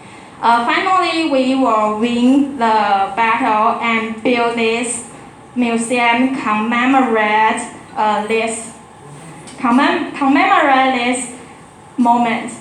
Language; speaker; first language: English; non-native, learner; Chinese